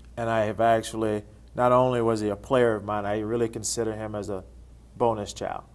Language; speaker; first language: English; native; English